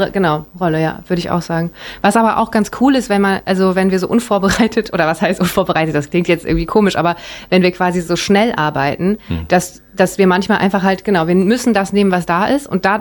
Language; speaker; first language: German; native; German